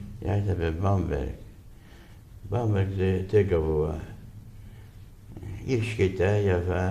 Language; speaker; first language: Hebrew; non-native, fluent; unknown